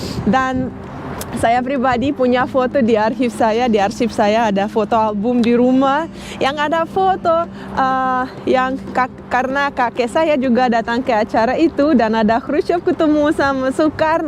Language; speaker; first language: Indonesian; non-native, fluent; Russian